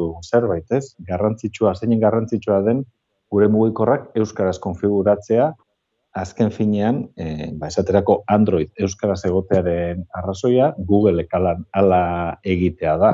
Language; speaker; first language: Basque; native; Basque